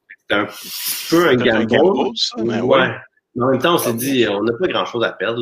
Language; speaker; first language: French; native; French